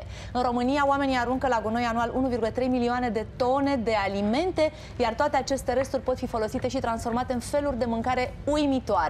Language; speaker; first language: Romanian; native; Romanian